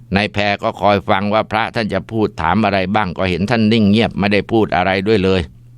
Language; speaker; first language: Thai; native; Thai